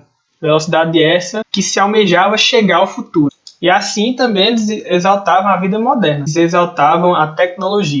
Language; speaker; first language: Portuguese; native; Portuguese